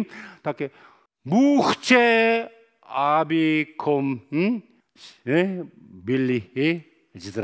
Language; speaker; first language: Czech; non-native, fluent; Korean